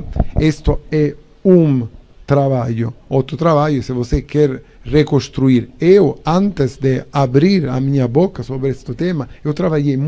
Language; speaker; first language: Portuguese; non-native, learner; Italian